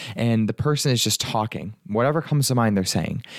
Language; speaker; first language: English; early bilingual, other home language; Italian